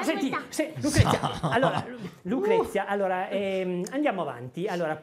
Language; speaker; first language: Italian; native; Italian